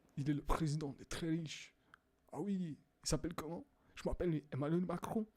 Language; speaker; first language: French; non-native, fluent; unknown